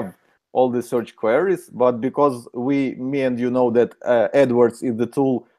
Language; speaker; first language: English; non-native, fluent; Ukrainian